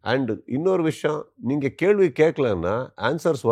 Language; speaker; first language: Tamil; non-native, local second language; Kannada